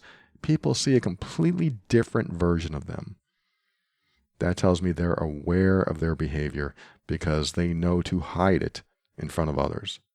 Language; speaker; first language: English; native; English